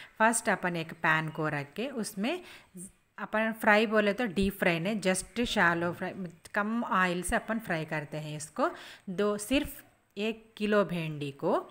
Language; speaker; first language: Hindi; native; Hindi